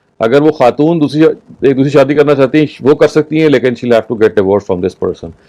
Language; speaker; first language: Urdu; native; Urdu